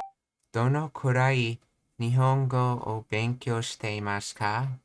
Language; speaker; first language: Japanese; non-native, learner; English